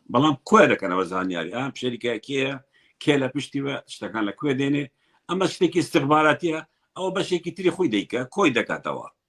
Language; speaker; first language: Central Kurdish; non-native, local second language; Kurdish